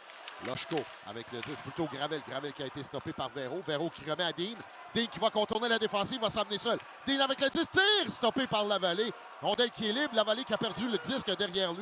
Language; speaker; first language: French; native; French